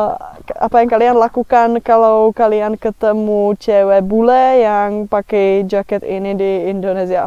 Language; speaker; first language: Indonesian; non-native, fluent; Czech